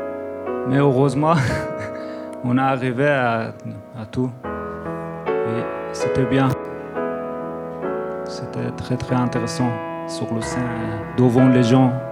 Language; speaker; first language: French; non-native, learner; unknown